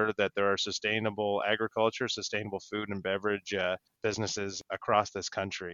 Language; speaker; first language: English; native; English